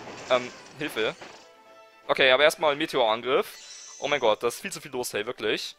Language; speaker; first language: German; native; German